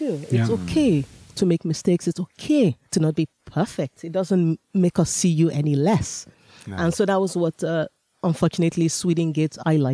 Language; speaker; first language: English; non-native, local second language; Yoruba